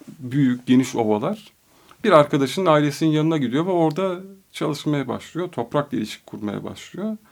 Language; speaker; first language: Turkish; native; Turkish